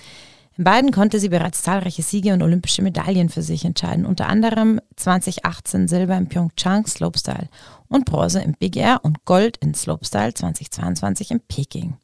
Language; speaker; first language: German; native; German